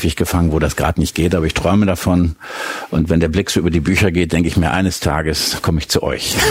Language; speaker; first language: German; native; German